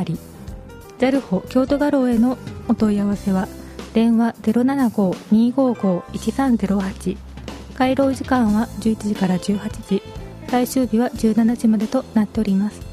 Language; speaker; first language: Japanese; native; Japanese